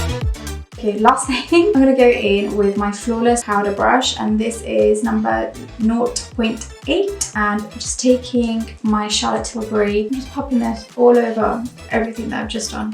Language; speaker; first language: English; native; English